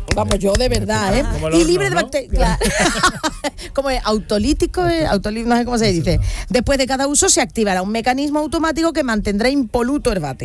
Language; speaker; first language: Spanish; native; Spanish